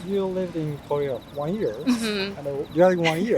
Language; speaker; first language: English; non-native, fluent; Japanese